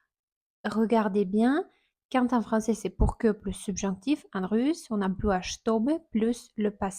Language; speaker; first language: French; non-native, fluent; Russian